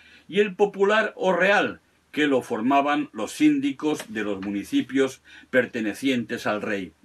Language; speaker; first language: Spanish; non-native, local second language; Catalan